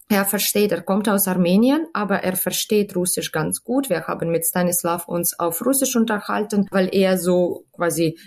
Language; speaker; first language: German; non-native, fluent; Ukrainian